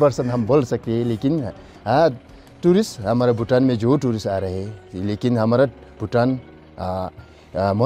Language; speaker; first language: Hindi; non-native, learner; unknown